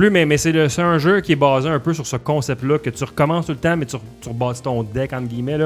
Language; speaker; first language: French; native; French